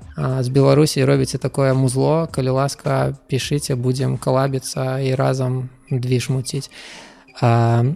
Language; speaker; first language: Belarusian; non-native, local second language; Russian